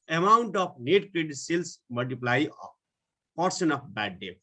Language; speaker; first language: English; non-native, local second language; Nepali